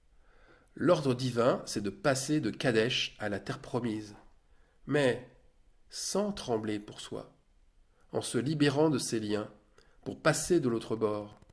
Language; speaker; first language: French; native; French